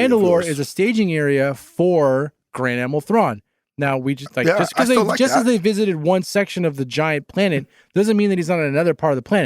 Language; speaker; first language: English; native; English